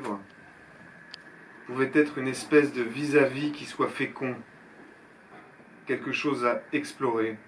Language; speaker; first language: French; native; French